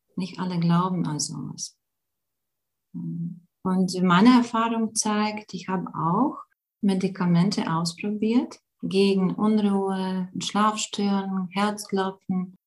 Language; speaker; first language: German; non-native, fluent; Latvian